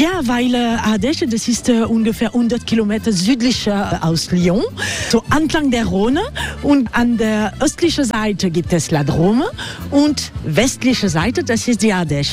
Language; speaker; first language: German; non-native, fluent; French